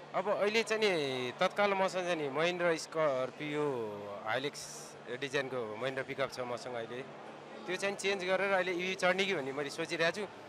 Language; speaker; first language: Nepali; native; Nepali